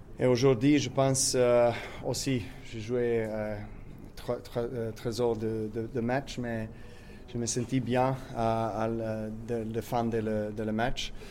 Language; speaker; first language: French; non-native, learner; Serbian